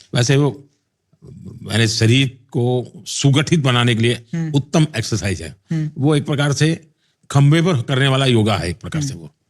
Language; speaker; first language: Hindi; non-native, local second language; Gujarati